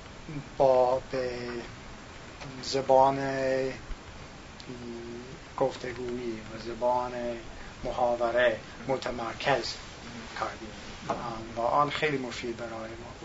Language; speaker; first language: Tajik; non-native, learner; English